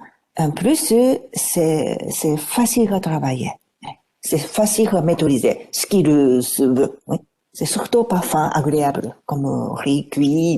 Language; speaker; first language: French; non-native, fluent; Japanese